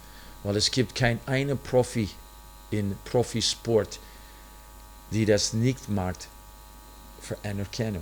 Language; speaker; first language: German; non-native, fluent; English